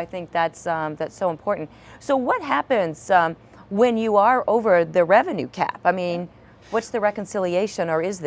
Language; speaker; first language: English; native; English